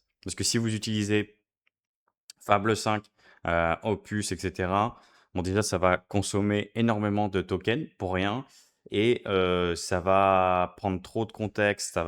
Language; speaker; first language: French; native; French